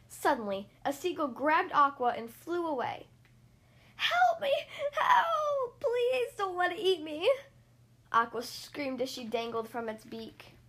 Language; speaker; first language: English; native; English